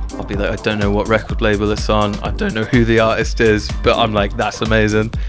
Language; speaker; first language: English; native; English